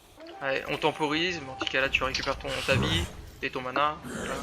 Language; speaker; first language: French; native; French